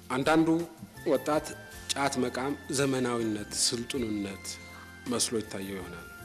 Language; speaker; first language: Amharic; non-native, local second language; Tigrinya